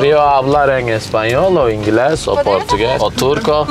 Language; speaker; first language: Spanish; non-native, learner; Turkish